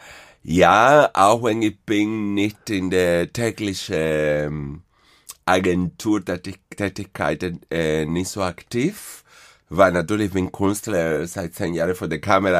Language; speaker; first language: German; non-native, fluent; Spanish